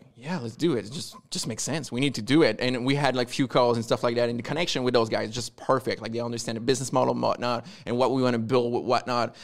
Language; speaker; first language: English; non-native, fluent; French